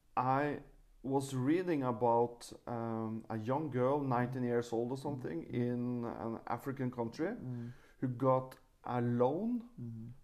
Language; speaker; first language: English; non-native, fluent; Norwegian